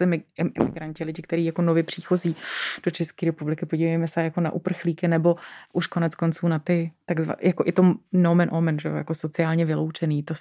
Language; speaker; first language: Czech; native; Czech